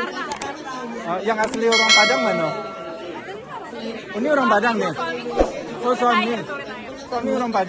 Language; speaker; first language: Indonesian; native; Indonesian